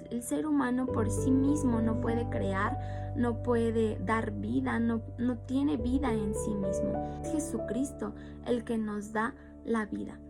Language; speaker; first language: Spanish; native; Spanish